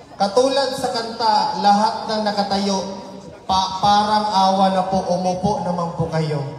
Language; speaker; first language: Filipino; non-native, local second language; Cebuano